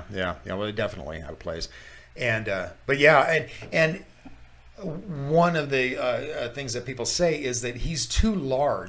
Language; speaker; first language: English; native; English